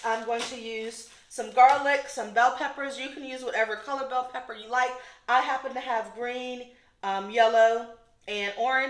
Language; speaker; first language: English; native; English